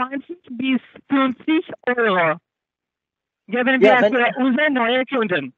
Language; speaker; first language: German; non-native, learner; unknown